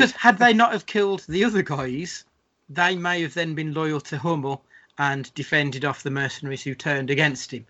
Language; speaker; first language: English; native; English